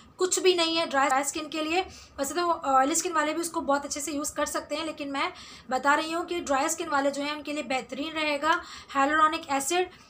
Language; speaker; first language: Hindi; native; Hindi